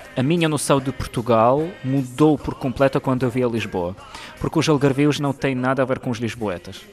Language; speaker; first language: Portuguese; non-native, fluent; Ukrainian